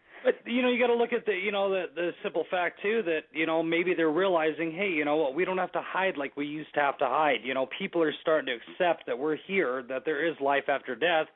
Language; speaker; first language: English; native; English